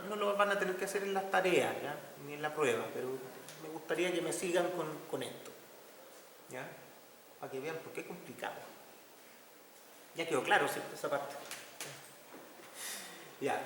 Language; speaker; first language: Spanish; native; Spanish